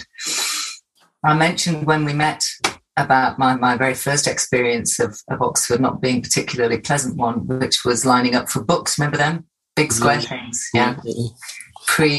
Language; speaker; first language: English; native; English